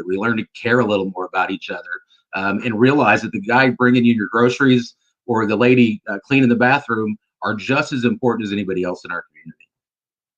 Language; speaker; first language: English; native; English